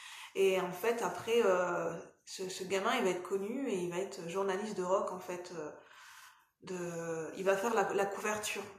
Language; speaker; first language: French; native; French